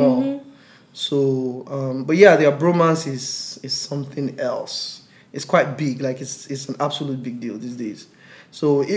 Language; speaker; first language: English; non-native, local second language; Yoruba